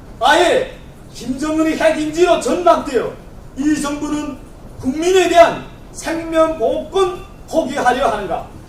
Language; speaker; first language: Korean; native; Korean